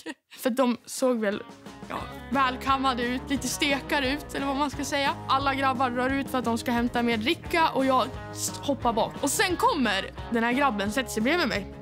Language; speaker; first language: Swedish; native; Swedish